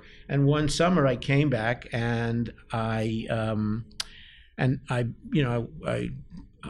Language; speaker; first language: English; early bilingual, other home language; Yiddish